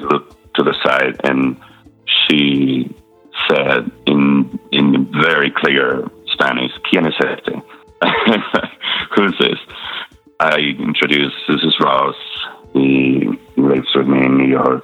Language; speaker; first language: English; non-native, fluent; Spanish